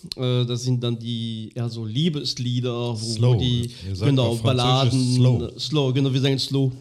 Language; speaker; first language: German; non-native, fluent; French